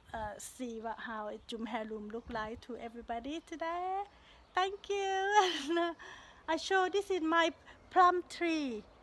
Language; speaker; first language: English; non-native, learner; Thai